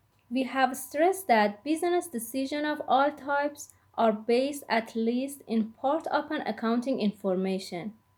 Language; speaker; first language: English; non-native, fluent; Persian